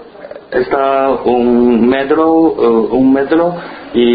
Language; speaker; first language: Spanish; non-native, learner; Chinese